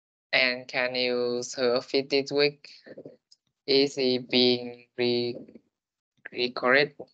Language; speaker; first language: English; non-native, learner; Vietnamese